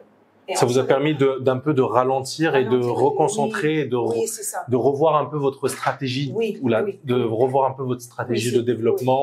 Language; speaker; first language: French; native; French